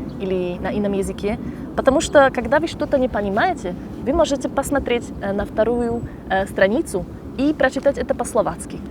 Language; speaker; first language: Russian; non-native, fluent; Slovak